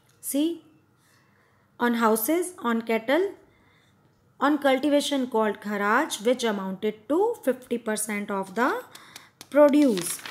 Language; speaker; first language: English; non-native, local second language; Hindi